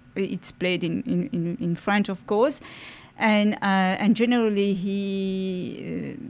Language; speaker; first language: English; non-native, fluent; French